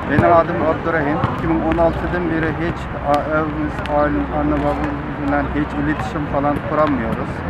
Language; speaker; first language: Turkish; non-native, local second language; Uyghur